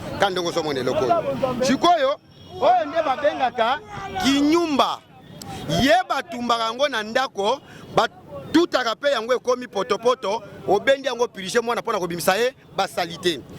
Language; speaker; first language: Lingala; non-native, local second language; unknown